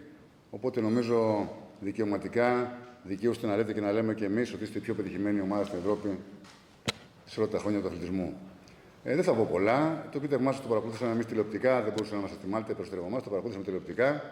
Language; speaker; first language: Greek; native; Greek